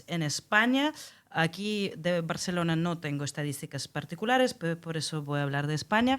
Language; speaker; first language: Spanish; non-native, fluent; Russian